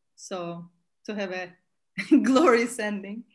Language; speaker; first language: English; non-native, fluent; Turkish